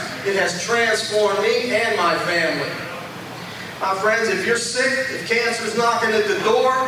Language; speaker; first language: English; native; English